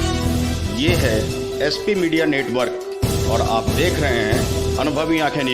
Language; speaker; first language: Hindi; native; Hindi